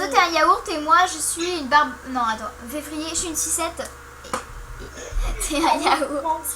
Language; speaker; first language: French; native; French